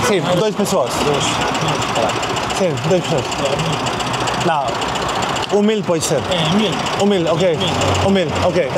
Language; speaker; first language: Portuguese; non-native, learner; Bosnian